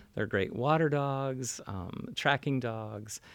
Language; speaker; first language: English; native; English